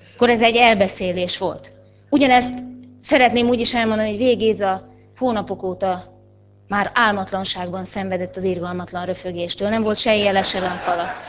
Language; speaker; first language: Hungarian; native; Hungarian